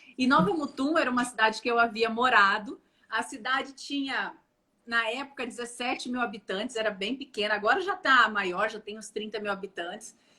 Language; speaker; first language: Portuguese; native; Portuguese